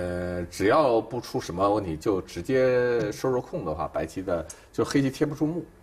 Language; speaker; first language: Chinese; native; Chinese